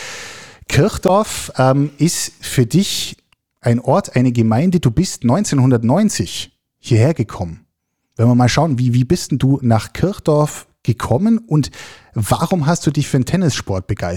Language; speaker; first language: German; native; German